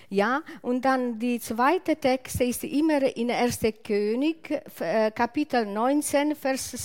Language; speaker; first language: German; non-native, learner; Italian